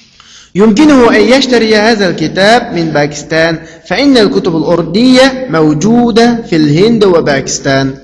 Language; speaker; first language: Arabic; non-native, fluent; Uyghur